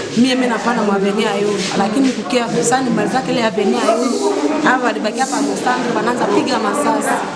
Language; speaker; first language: Swahili; non-native, local second language; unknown